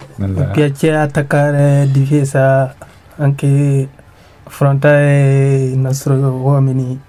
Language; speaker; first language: Italian; non-native, learner; Mandingo